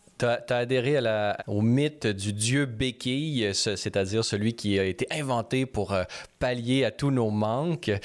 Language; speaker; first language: French; native; French